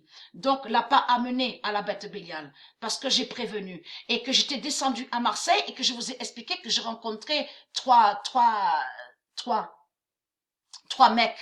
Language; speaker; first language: French; native; French